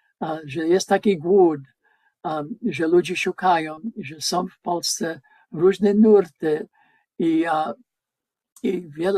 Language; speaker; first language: Polish; non-native, learner; English